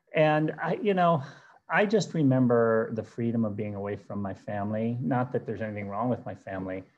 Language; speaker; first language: English; native; English